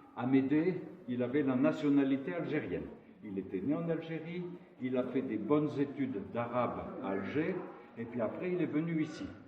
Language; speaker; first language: French; non-native, local second language; Arabic